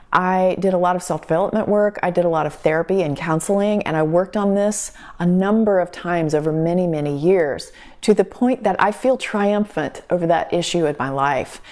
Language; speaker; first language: English; native; English